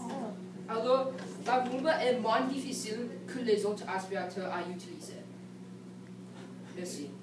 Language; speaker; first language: French; non-native, learner; English